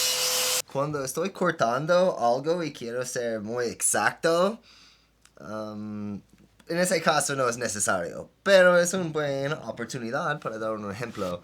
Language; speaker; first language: Spanish; non-native, fluent; English